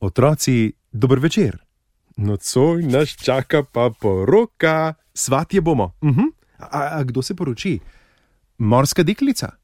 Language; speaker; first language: Slovenian; native; Slovenian